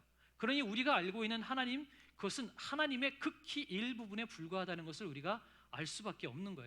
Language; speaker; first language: Korean; native; Korean